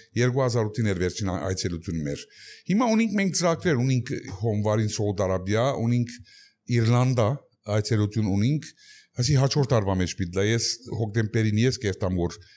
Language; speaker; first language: Armenian; early bilingual, heritage; Armenian